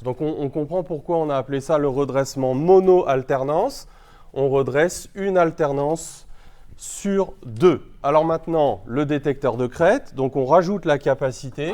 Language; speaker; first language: French; native; French